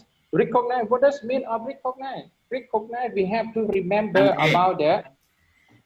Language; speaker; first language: English; non-native, learner; Lao